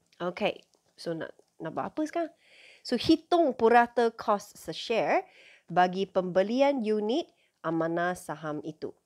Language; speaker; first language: Malay; non-native, local second language; Chinese